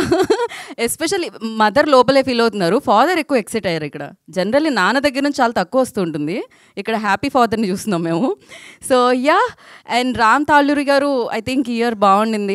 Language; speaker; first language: Telugu; native; Telugu